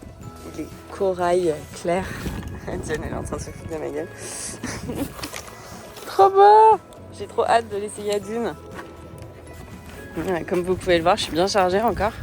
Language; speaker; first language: French; native; French